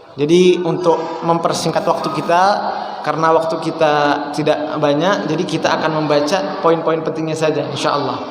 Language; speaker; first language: Indonesian; native; Indonesian